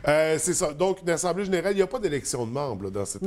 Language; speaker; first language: French; native; French